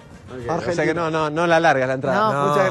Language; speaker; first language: Spanish; native; Spanish